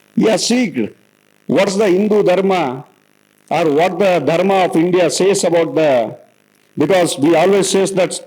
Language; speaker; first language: English; non-native, local second language; Kannada